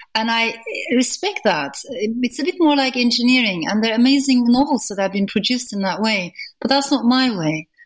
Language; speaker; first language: English; non-native, fluent; Turkish